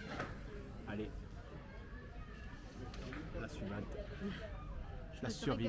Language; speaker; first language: French; native; French